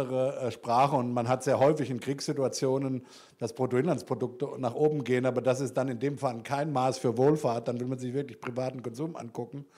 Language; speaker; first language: German; native; German